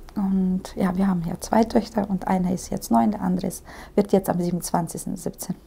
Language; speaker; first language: German; early bilingual, heritage; Russian